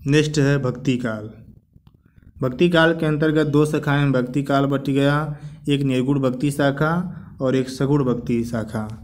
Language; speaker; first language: Hindi; native; Hindi